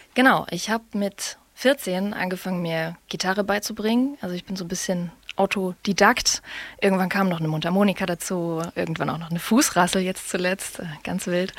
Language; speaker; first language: German; native; German